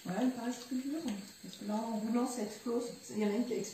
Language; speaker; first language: French; native; French